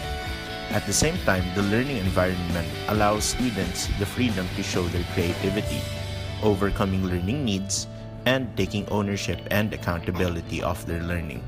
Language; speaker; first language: English; non-native, local second language; Filipino